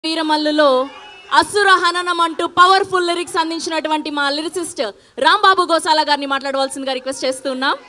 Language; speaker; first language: Telugu; native; Telugu